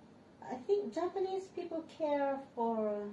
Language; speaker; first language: English; non-native, learner; Japanese